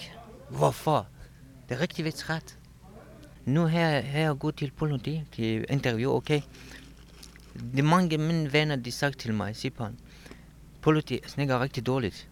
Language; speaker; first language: Danish; non-native, learner; Kurdish